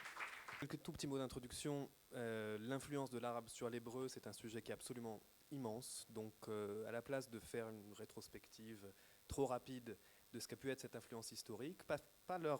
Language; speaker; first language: French; native; French